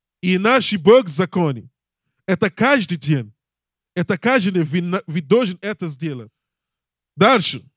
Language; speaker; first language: Russian; non-native, learner; English